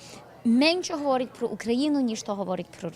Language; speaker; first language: Ukrainian; early bilingual, heritage; English